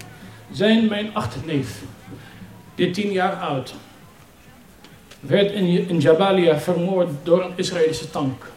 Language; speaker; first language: Dutch; non-native, fluent; Arabic